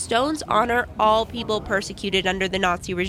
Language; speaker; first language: English; native; English